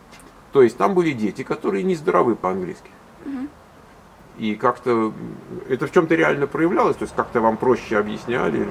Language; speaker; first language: Russian; native; Russian